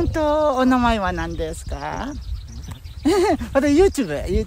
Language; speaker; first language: Japanese; non-native, learner; Filipino